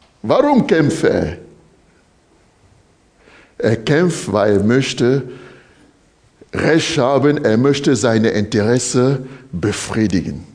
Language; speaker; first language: German; non-native, fluent; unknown